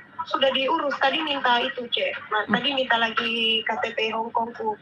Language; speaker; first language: Indonesian; native; Indonesian